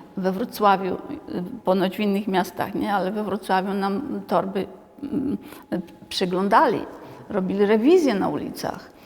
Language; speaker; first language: Polish; native; Polish